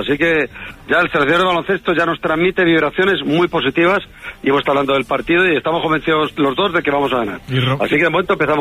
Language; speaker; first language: Spanish; native; Spanish